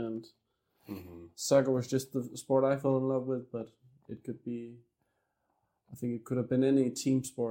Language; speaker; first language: English; non-native, fluent; Danish